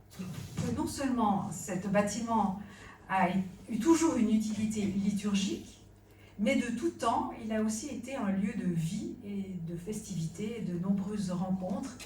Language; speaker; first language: French; native; French